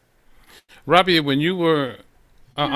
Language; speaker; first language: English; native; English